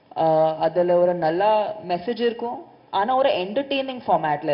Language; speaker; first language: Tamil; non-native, fluent; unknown